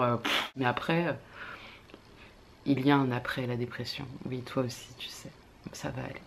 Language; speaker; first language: French; native; French